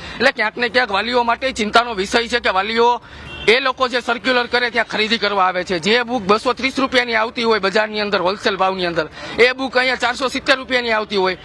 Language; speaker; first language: Gujarati; native; Gujarati